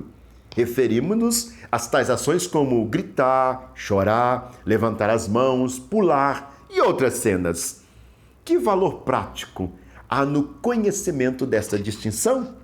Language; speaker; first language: Portuguese; native; Portuguese